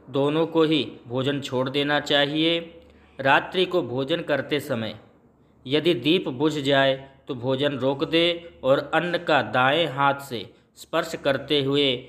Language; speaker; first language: Hindi; native; Hindi